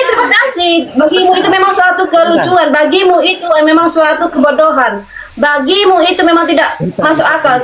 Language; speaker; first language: Indonesian; native; Indonesian